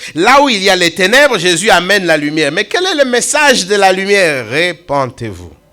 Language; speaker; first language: French; non-native, local second language; Swahili